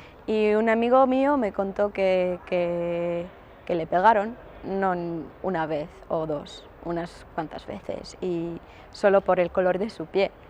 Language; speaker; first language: Spanish; non-native, fluent; Polish